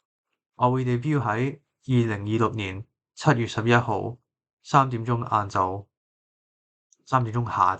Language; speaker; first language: Cantonese; early bilingual, heritage; Cantonese